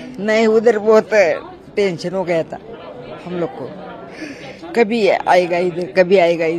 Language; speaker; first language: Hindi; non-native, local second language; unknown